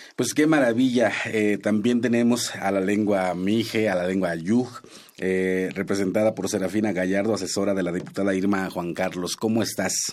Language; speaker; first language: Spanish; non-native, local second language; Nahuatl languages